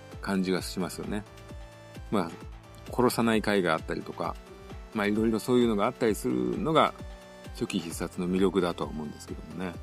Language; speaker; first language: Japanese; native; Japanese